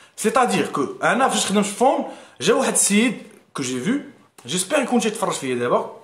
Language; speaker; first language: French; non-native, local second language; Arabic